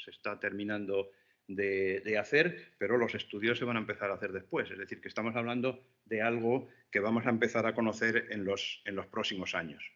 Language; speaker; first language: Spanish; native; Spanish